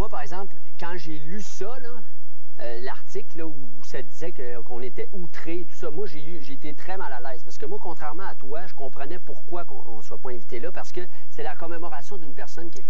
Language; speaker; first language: French; native; French